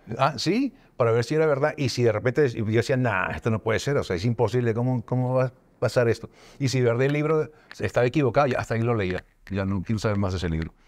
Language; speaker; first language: Spanish; native; Spanish